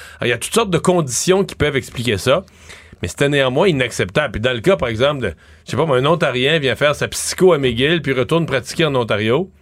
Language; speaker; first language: French; native; French